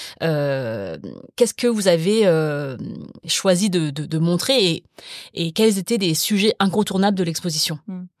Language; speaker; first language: French; early bilingual, other home language; Min Nan Chinese